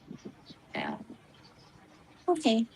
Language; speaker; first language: English; non-native, learner; Vietnamese